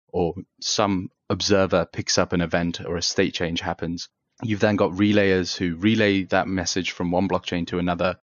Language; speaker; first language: English; native; English